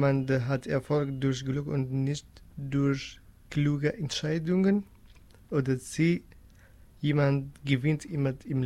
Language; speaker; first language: German; non-native, learner; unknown